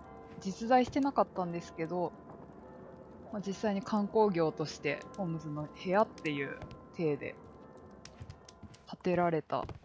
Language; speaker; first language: Japanese; native; Japanese